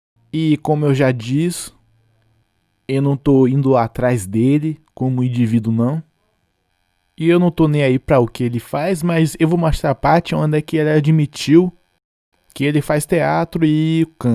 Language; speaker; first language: Portuguese; non-native, fluent; English